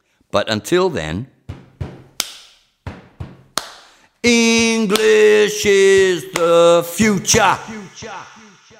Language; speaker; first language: English; native; English